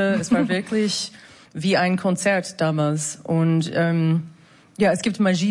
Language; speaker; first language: German; non-native, fluent; English